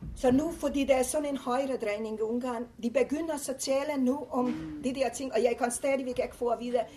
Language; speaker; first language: Danish; non-native, fluent; Hungarian